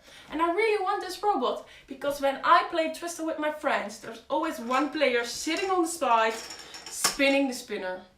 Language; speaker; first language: English; non-native, fluent; Dutch